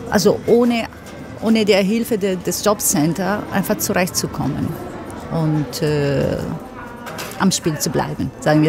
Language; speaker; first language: German; non-native, fluent; Italian